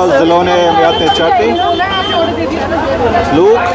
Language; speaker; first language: Russian; non-native, learner; Hindi